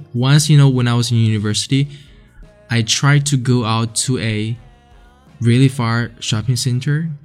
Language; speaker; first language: English; non-native, fluent; Chinese